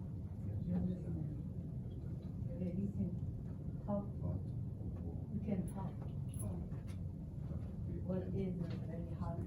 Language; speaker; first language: English; non-native, learner; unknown